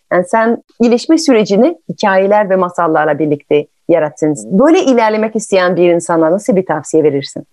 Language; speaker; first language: Turkish; non-native, fluent; French